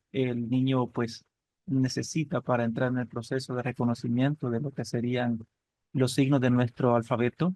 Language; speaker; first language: Spanish; native; Spanish